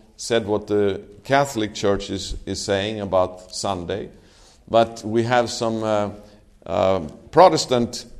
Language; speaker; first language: English; non-native, fluent; Swedish